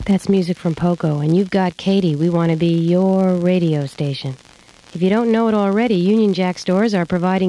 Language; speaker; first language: English; native; English